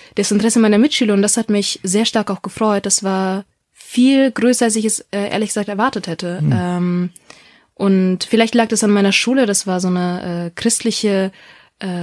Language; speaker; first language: German; non-native, local second language; Russian